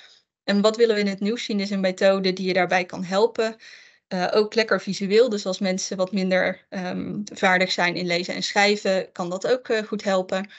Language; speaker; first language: Dutch; native; Dutch